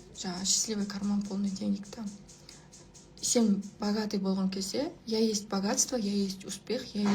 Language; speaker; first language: Russian; non-native, local second language; Kazakh